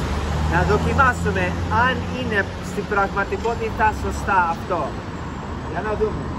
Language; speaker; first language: Greek; early bilingual, heritage; English